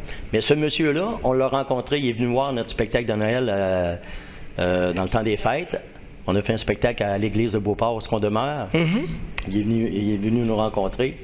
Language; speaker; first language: French; native; French